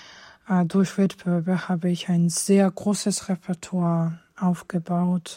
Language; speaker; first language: German; non-native, fluent; Georgian